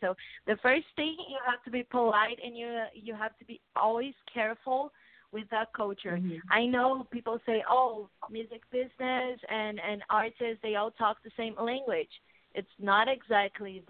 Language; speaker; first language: English; non-native, fluent; Portuguese